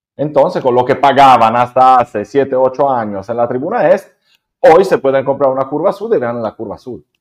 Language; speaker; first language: Spanish; non-native, fluent; Italian